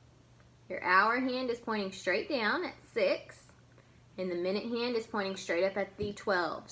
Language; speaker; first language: English; native; English